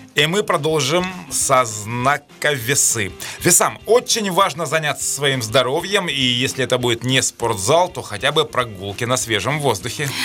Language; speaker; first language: Russian; native; Russian